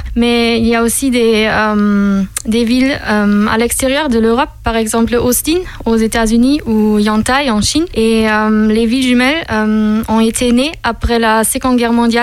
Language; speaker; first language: French; non-native, fluent; German